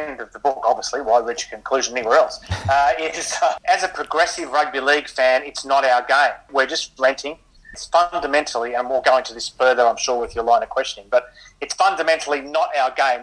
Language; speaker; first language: English; native; English